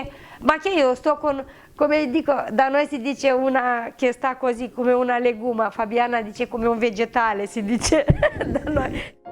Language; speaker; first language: Italian; non-native, fluent; Romanian